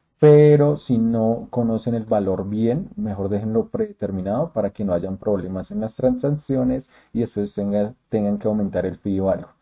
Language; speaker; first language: Spanish; native; Spanish